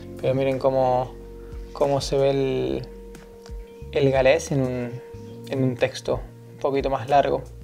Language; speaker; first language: Spanish; native; Spanish